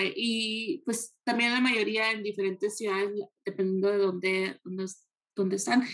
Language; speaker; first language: Spanish; early bilingual, heritage; Spanish